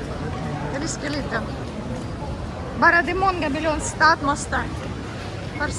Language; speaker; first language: Swedish; non-native, learner; Russian